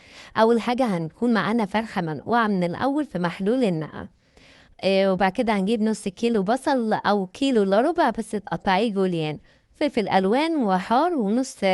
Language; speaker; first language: Arabic; native; Arabic